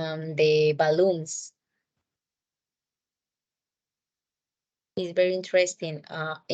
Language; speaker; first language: English; non-native, learner; Spanish